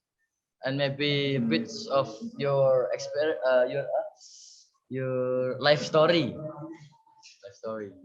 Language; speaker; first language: English; non-native, learner; Indonesian